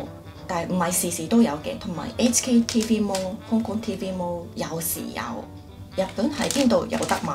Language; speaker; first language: Cantonese; non-native, fluent; Japanese